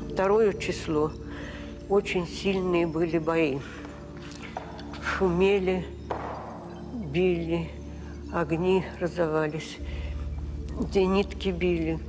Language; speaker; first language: Russian; native; Russian